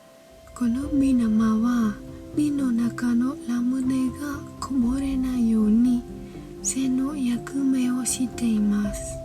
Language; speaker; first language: Japanese; non-native, learner; Khmer